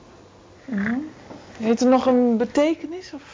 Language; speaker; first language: Dutch; native; Dutch